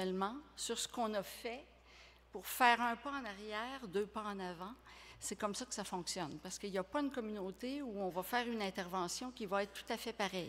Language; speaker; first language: French; native; French